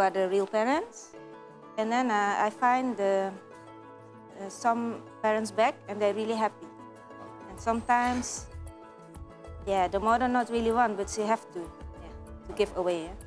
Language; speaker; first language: English; non-native, learner; Dutch